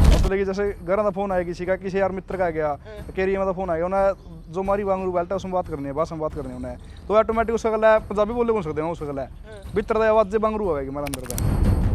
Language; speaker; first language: Punjabi; non-native, local second language; Haryanvi